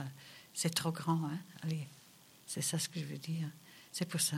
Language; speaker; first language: French; early bilingual, other home language; German